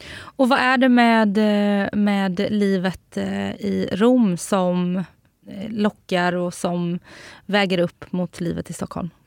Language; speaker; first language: Swedish; native; Swedish